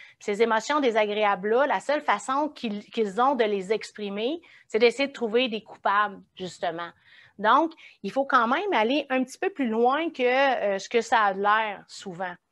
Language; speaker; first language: French; native; French